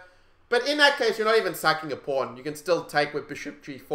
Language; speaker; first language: English; native; English